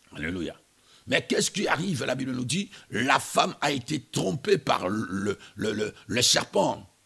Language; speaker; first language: French; non-native, local second language; Lingala